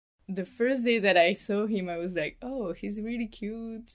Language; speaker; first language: English; non-native, fluent; Italian